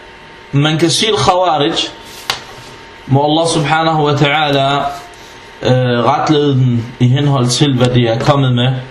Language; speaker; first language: Danish; non-native, fluent; Arabic